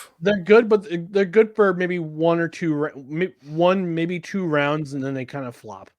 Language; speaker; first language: English; native; English